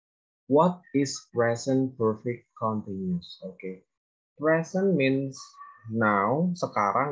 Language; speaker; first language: English; non-native, fluent; Indonesian